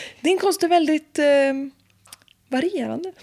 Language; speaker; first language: Swedish; native; Swedish